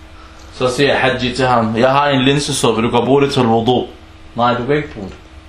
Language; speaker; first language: Danish; early bilingual, other home language; Arabic